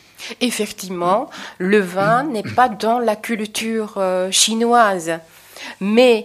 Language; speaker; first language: French; non-native, fluent; Chinese